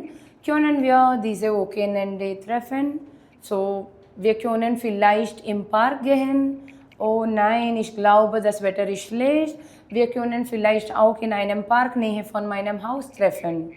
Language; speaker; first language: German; non-native, learner; Hindi